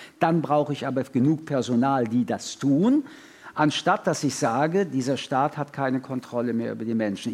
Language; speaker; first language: German; early bilingual, other home language; French